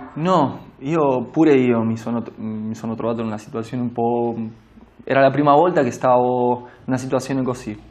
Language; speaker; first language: Italian; non-native, fluent; Spanish